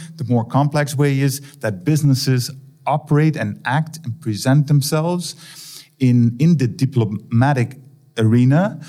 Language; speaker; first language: English; non-native, fluent; Dutch